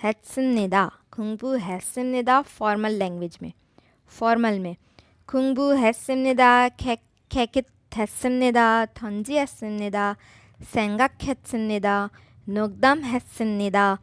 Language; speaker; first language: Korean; non-native, fluent; Urdu